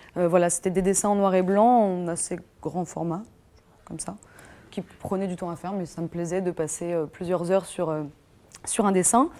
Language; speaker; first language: French; native; French